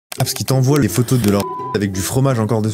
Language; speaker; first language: French; native; French